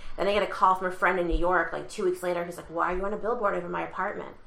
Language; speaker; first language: English; native; English